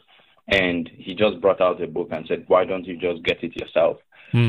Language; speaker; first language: English; non-native, local second language; Igbo